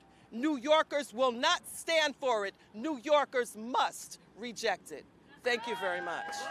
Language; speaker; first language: English; native; English